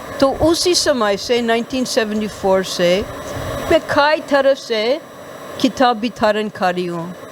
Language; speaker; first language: Hindi; non-native, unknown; English